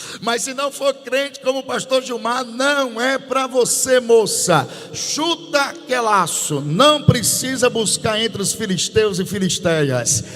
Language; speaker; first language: Portuguese; native; Portuguese